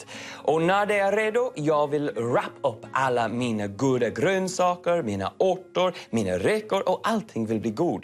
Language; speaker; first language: Swedish; non-native, learner; English